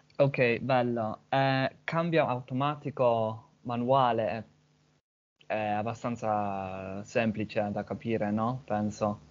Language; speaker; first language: Italian; non-native, learner; English